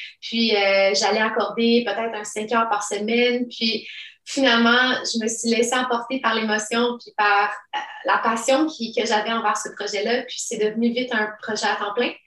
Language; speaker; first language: French; early bilingual, other home language; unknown